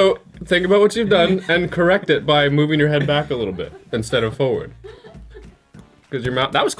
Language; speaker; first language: English; native; English